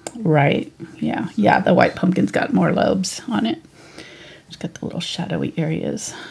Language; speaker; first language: English; native; English